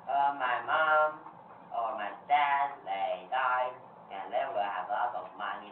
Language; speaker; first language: English; non-native, learner; Chinese